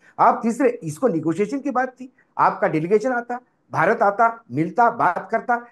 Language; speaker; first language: Hindi; non-native, local second language; Marathi